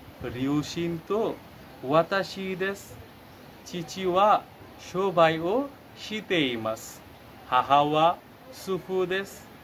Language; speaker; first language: Japanese; non-native, learner; Bangla